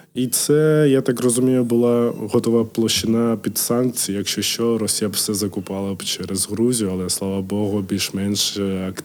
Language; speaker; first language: Ukrainian; non-native, local second language; Georgian